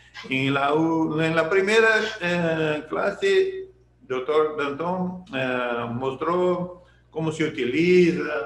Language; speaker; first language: Portuguese; non-native, learner; Spanish